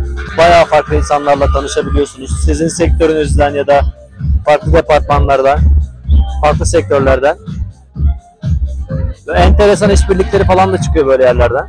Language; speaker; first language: Turkish; native; Turkish